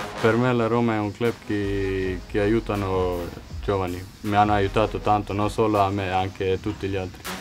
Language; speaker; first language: Italian; non-native, learner; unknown